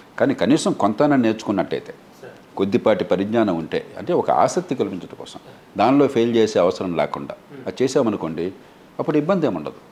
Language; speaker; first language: Telugu; native; Telugu